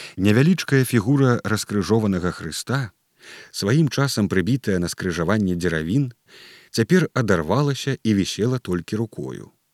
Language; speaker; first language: Belarusian; native; Belarusian